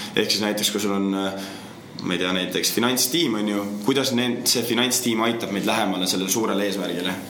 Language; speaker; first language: Estonian; native; Estonian